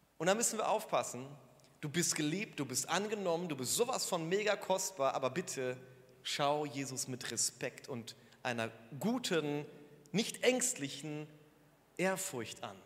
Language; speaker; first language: German; native; German